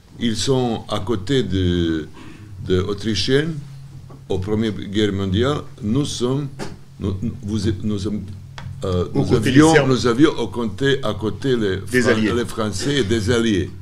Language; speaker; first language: French; non-native, learner; Serbian